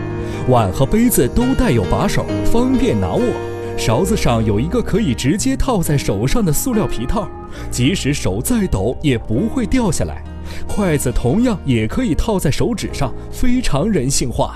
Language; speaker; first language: Chinese; native; Chinese